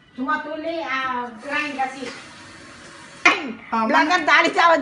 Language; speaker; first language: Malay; non-native, local second language; Tamil